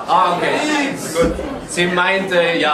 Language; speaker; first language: German; non-native, learner; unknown